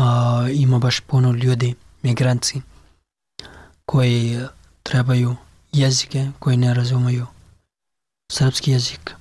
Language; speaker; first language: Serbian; non-native, learner; Pashto